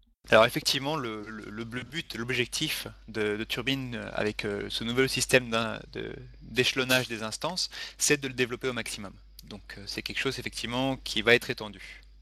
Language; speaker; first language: French; native; French